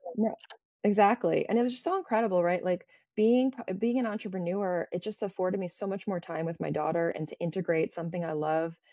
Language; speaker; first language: English; early bilingual, other home language; Croatian